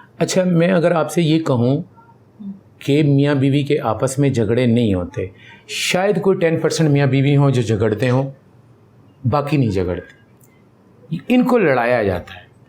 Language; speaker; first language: Urdu; non-native, local second language; Pashto